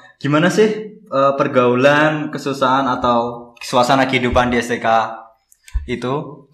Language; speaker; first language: Indonesian; native; Indonesian